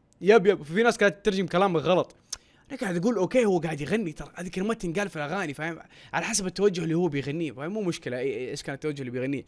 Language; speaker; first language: Arabic; native; Arabic